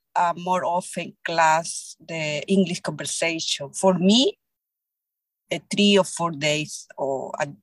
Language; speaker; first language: English; non-native, learner; Spanish